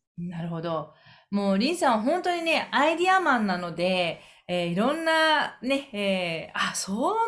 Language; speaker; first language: Japanese; native; Japanese